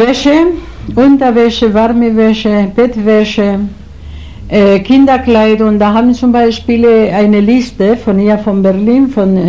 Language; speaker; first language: German; non-native, learner; Spanish